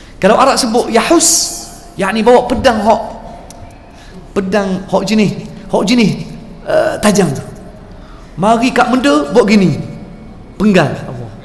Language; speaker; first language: Malay; non-native, fluent; Arabic